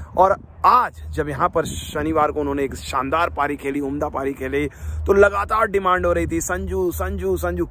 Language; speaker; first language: Hindi; native; Hindi